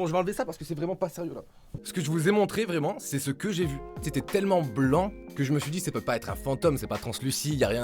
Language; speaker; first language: French; native; French